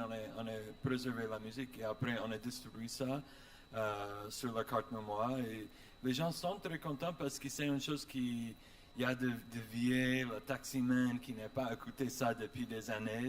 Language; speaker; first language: French; non-native, learner; English